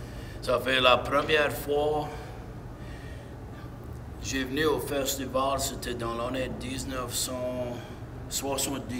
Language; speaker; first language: French; non-native, local second language; English